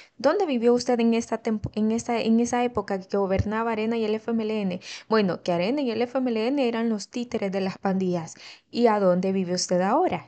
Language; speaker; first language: Spanish; native; Spanish